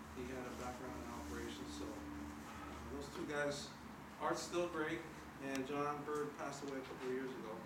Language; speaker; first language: English; native; English